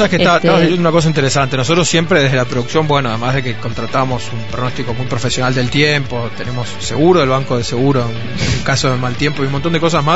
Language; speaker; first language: Spanish; native; Spanish